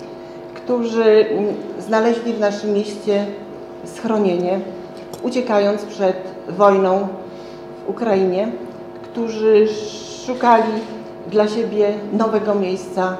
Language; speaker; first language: Polish; native; Polish